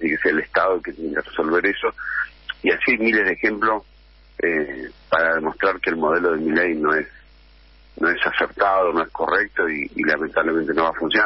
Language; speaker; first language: Spanish; native; Spanish